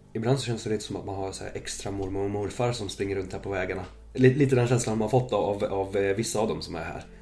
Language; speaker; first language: Swedish; early bilingual, other home language; German